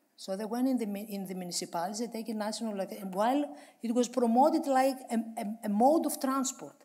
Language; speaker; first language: English; non-native, fluent; Greek